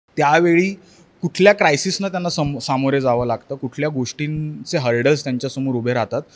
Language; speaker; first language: Marathi; native; Marathi